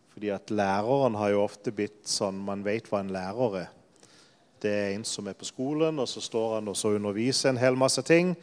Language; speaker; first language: Norwegian; native; Norwegian